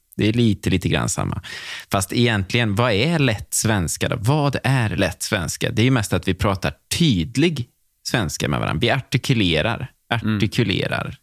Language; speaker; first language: Swedish; native; Swedish